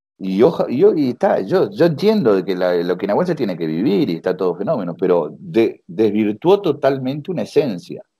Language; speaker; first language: Spanish; native; Spanish